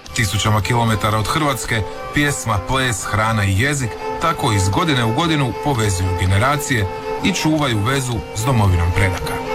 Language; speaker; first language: Serbian; native; Serbian